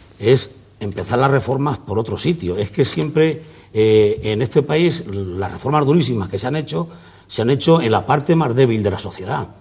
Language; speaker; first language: Spanish; native; Spanish